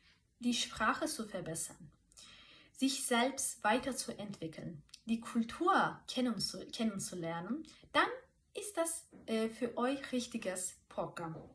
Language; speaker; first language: German; non-native, fluent; Turkish